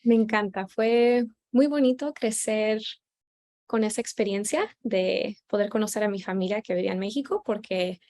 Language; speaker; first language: Spanish; early bilingual, heritage; Spanish